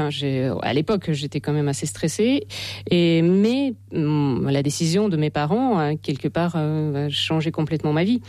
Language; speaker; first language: French; non-native, fluent; Russian